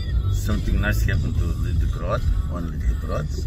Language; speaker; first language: English; non-native, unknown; Croatian